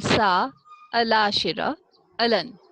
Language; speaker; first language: Arabic; non-native, learner; Hindi